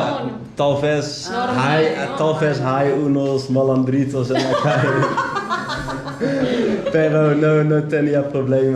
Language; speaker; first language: Spanish; non-native, learner; Dutch